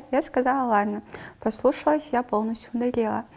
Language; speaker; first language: Russian; non-native, local second language; Kyrgyz